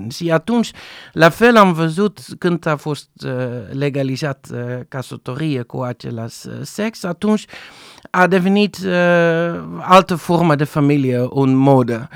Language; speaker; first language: Romanian; non-native, fluent; Dutch